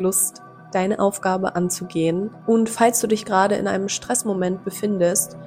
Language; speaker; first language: German; native; German